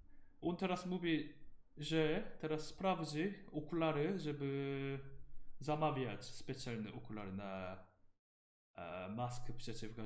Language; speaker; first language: Polish; non-native, learner; Korean